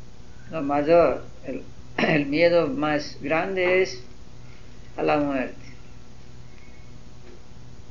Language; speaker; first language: Spanish; non-native, learner; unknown